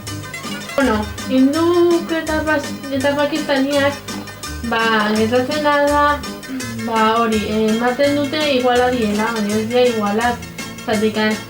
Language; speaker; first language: Basque; non-native, local second language; Spanish